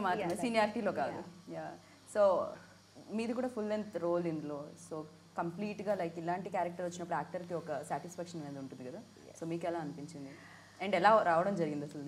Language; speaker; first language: Telugu; native; Telugu